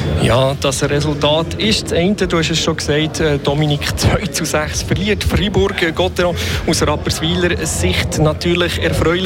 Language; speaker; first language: German; native; German